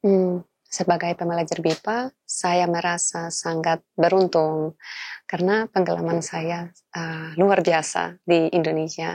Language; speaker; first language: Indonesian; non-native, fluent; Polish